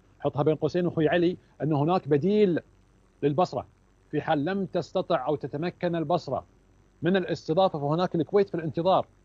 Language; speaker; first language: Arabic; native; Arabic